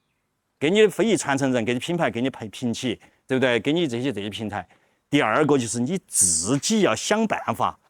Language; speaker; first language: Chinese; native; Chinese